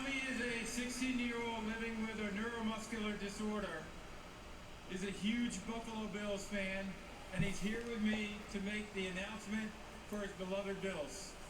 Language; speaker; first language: English; native; English